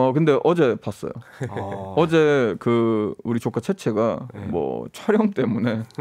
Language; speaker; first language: Korean; native; Korean